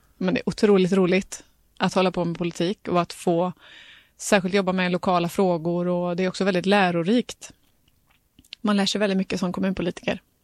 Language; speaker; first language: Swedish; native; Swedish